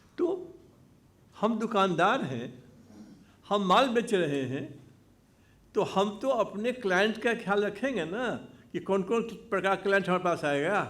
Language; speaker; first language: Hindi; native; Hindi